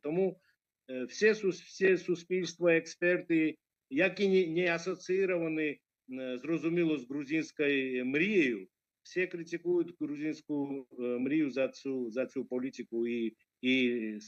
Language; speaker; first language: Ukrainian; non-native, fluent; Georgian